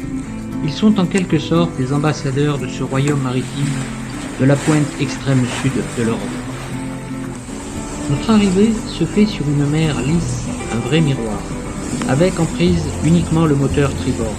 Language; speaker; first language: French; native; French